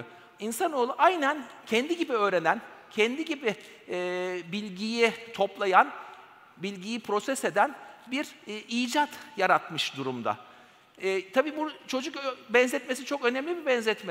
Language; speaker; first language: Turkish; native; Turkish